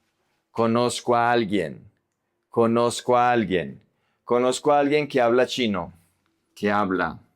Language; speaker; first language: Spanish; non-native, fluent; English